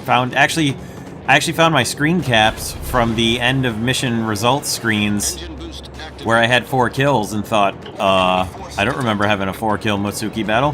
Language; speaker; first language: English; native; English